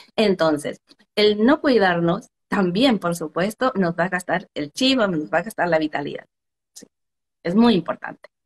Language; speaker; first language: Spanish; native; Spanish